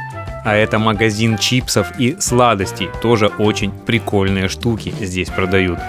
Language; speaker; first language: Russian; native; Russian